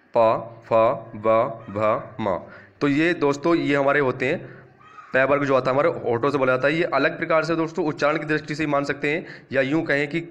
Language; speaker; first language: Hindi; native; Hindi